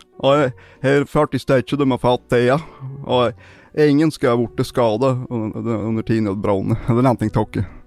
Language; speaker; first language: Swedish; native; Swedish